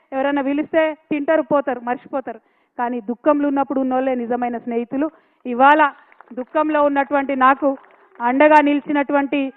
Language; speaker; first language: Telugu; native; Telugu